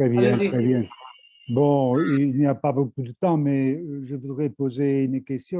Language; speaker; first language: French; non-native, fluent; Spanish